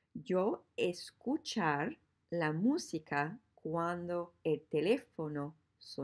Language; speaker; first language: Spanish; non-native, fluent; English